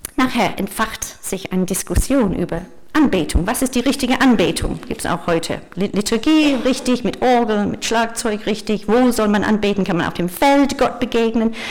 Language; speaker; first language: German; non-native, fluent; English